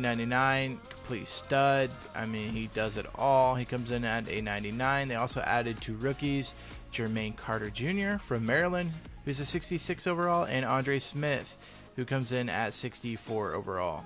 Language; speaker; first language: English; native; English